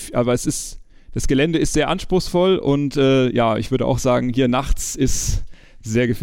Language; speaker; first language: German; native; German